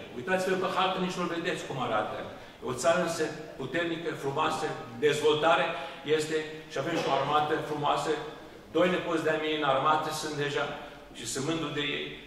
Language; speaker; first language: Romanian; early bilingual, heritage; Romanian